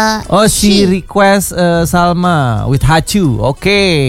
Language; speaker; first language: English; non-native, learner; Indonesian